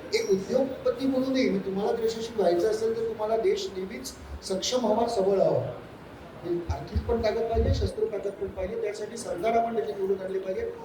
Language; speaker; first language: Marathi; native; Marathi